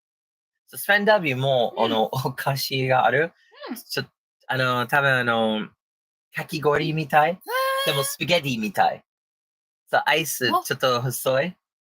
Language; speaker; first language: Japanese; non-native, learner; English